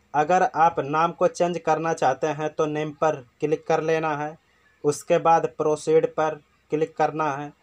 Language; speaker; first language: Hindi; native; Hindi